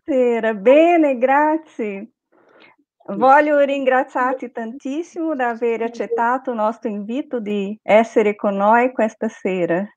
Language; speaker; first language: Italian; non-native, learner; Portuguese